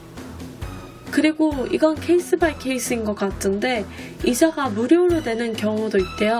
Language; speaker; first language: Korean; non-native, fluent; Japanese